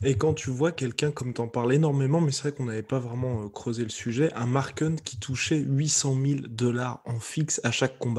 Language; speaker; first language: French; native; French